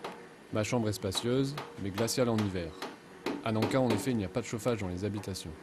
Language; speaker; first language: French; native; French